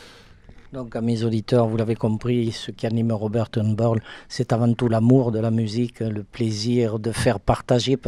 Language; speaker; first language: French; native; French